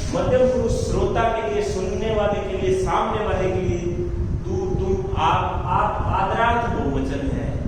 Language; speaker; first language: Hindi; native; Hindi